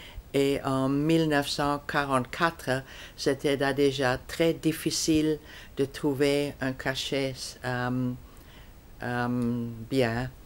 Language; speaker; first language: French; non-native, fluent; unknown